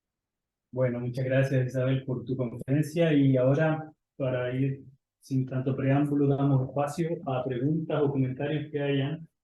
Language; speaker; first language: Spanish; native; Spanish